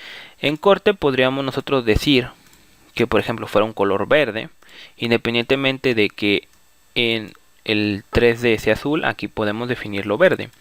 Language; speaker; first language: Spanish; native; Spanish